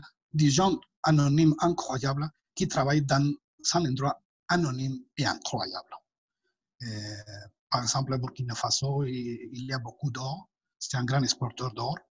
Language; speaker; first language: French; non-native, fluent; Spanish